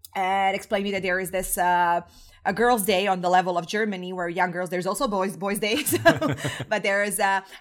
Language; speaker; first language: English; non-native, fluent; Croatian